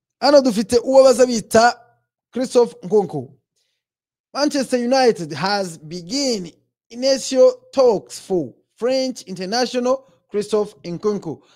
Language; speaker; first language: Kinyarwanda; native; Kinyarwanda